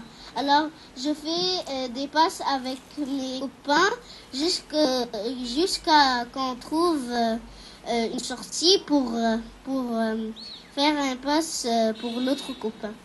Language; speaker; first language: French; non-native, fluent; Arabic